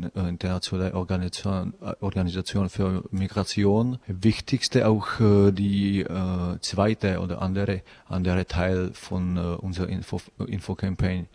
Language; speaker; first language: German; non-native, learner; Czech